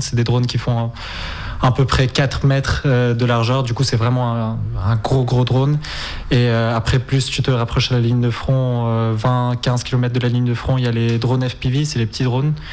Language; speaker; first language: French; non-native, fluent; Spanish